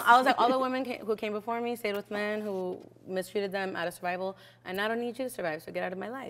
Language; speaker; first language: English; early bilingual, other home language; Spanish